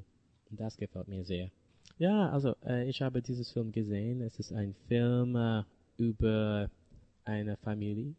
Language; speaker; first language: German; non-native, learner; English